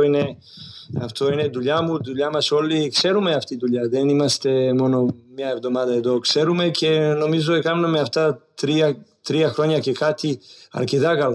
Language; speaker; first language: Greek; non-native, learner; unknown